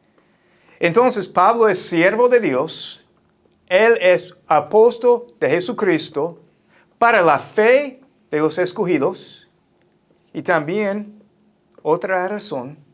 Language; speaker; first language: Spanish; non-native, fluent; English